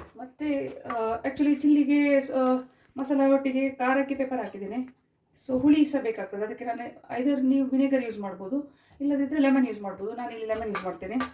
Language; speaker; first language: Kannada; non-native, local second language; Konkani